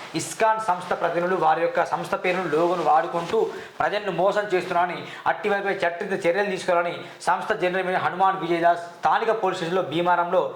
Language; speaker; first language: Telugu; native; Telugu